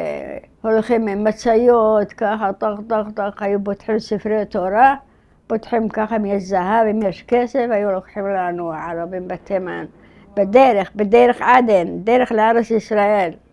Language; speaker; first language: Hebrew; early bilingual, other home language; Arabic